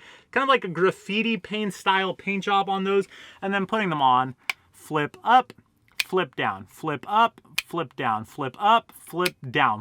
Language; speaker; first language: English; native; English